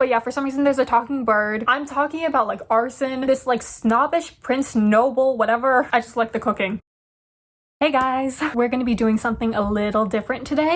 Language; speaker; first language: English; native; English